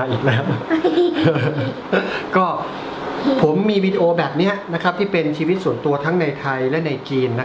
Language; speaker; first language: Thai; native; Thai